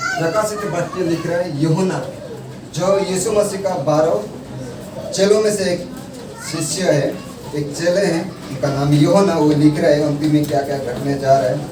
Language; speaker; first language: Hindi; non-native, local second language; Marathi